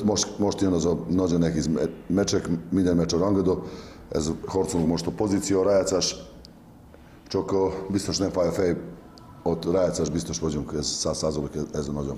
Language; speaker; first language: Hungarian; non-native, learner; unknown